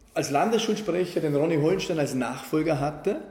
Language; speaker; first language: German; native; German